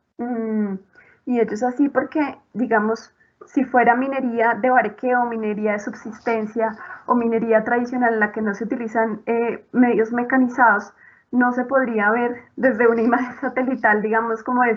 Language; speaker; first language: Spanish; native; Spanish